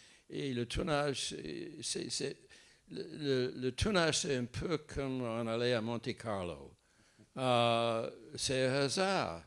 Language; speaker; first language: French; non-native, fluent; English